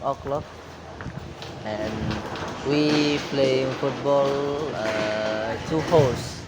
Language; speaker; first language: English; non-native, learner; Indonesian